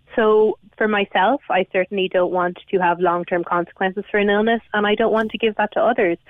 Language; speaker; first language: English; native; English